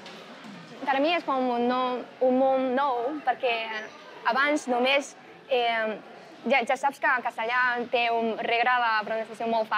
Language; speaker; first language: Catalan; non-native, learner; Chinese